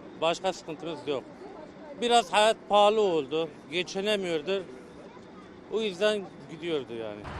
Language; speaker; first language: Turkish; non-native, learner; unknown